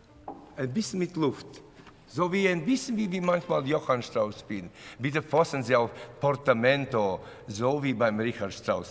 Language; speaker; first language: German; non-native, learner; Latvian